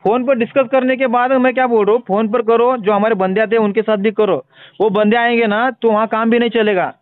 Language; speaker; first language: Hindi; non-native, local second language; Marathi